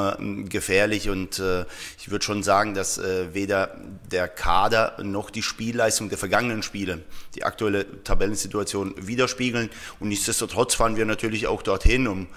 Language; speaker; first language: German; native; German